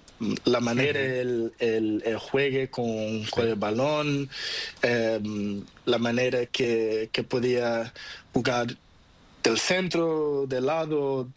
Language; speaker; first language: Spanish; non-native, learner; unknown